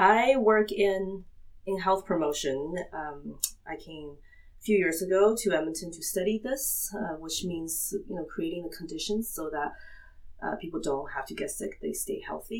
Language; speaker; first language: English; early bilingual, other home language; Chinese